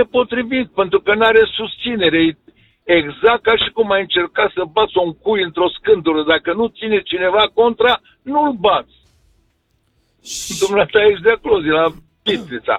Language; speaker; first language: Romanian; native; Romanian